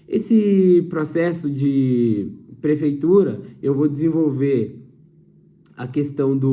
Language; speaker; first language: Portuguese; native; Portuguese